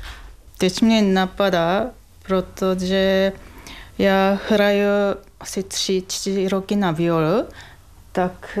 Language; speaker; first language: Czech; non-native, fluent; Japanese